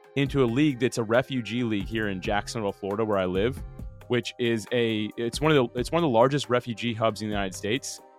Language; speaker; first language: English; early bilingual, other home language; Italian